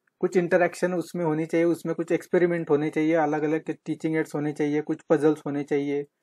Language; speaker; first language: Hindi; non-native, local second language; Marathi